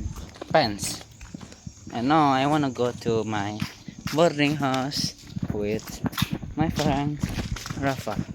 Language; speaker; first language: English; non-native, learner; Indonesian